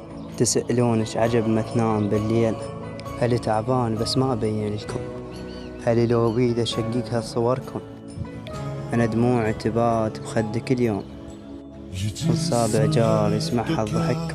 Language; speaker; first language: Arabic; native; Arabic